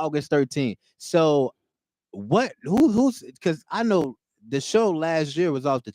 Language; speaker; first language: English; native; English